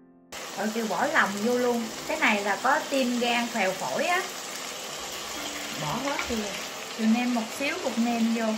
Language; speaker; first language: Vietnamese; native; Vietnamese